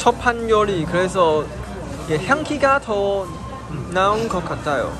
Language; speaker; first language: Korean; non-native, learner; Chinese